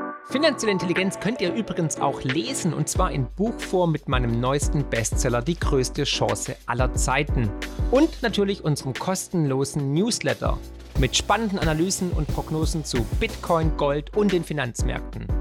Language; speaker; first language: German; native; German